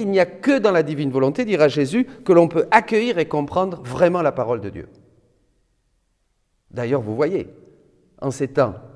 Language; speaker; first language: French; native; French